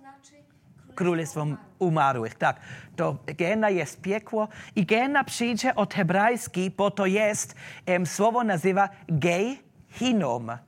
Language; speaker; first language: Polish; non-native, learner; German